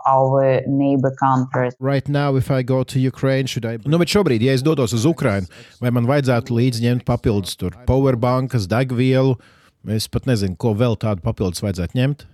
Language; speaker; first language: Latvian; native; Latvian